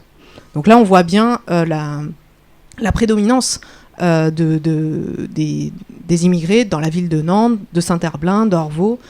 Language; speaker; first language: French; native; French